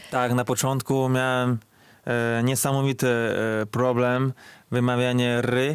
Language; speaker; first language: Polish; non-native, fluent; Chinese